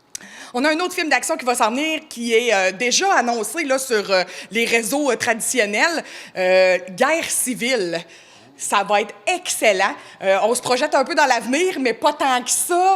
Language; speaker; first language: French; native; French